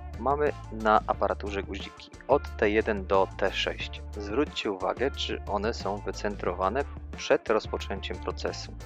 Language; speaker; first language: Polish; native; Polish